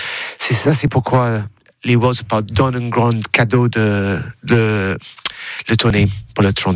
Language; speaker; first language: French; non-native, learner; English